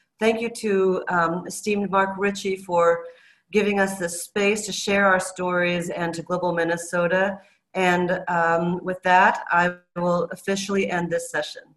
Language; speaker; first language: English; native; English